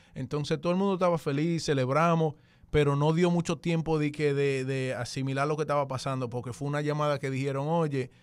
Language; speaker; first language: Spanish; early bilingual, heritage; Spanish